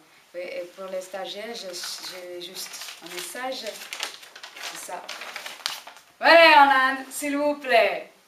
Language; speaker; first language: French; non-native, fluent; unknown